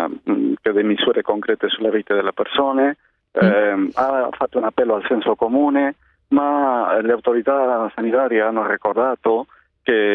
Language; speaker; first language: Italian; non-native, fluent; Spanish